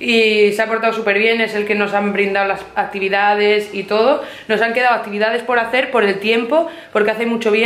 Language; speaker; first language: Spanish; native; Spanish